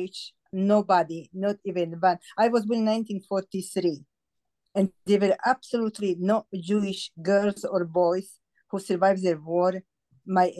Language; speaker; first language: English; non-native, fluent; Slovak